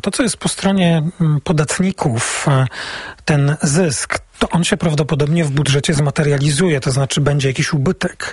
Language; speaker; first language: Polish; native; Polish